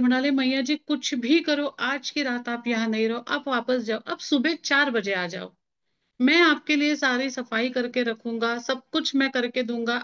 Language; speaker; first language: Hindi; non-native, local second language; Marathi